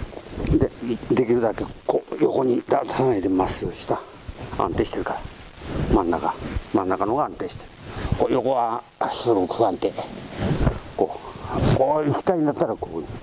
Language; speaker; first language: Japanese; native; Japanese